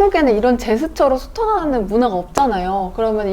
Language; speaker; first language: Korean; native; Korean